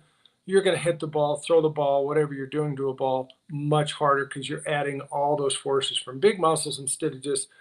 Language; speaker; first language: English; native; English